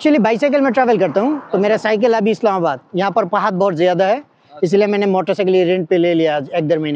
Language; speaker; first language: Hindi; non-native, fluent; Bangla